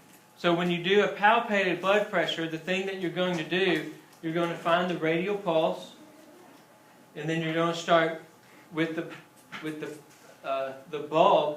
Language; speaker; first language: English; native; English